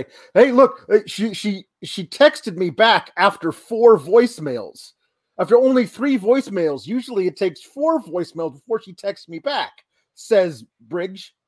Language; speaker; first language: English; native; English